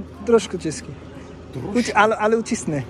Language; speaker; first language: Czech; non-native, learner; Bangla